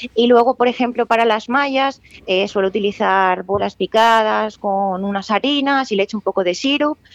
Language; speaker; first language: Spanish; native; Spanish